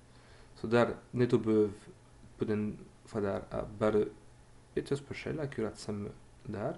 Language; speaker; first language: Norwegian; non-native, fluent; French